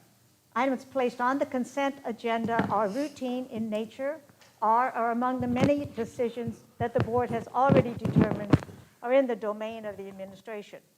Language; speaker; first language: English; native; English